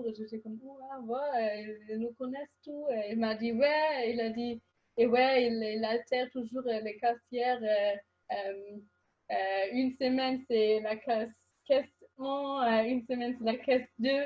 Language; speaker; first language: French; non-native, fluent; German